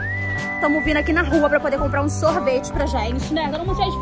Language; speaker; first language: Portuguese; native; Portuguese